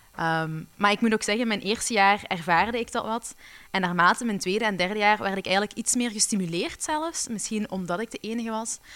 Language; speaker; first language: Dutch; early bilingual, other home language; Arabic